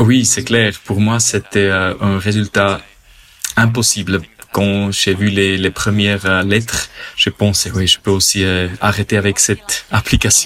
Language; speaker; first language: French; non-native, local second language; German